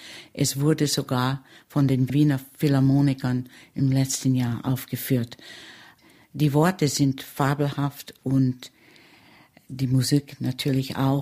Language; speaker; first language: German; early bilingual, heritage; German